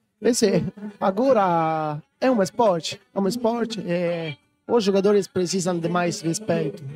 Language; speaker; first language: Portuguese; non-native, learner; Italian